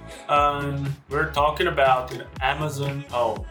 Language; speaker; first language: English; non-native, fluent; Japanese